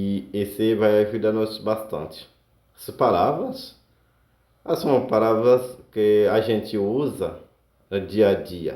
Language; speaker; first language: Portuguese; non-native, learner; Haitian Creole